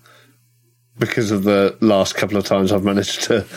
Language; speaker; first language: English; native; English